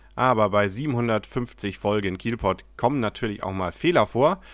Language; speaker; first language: German; native; German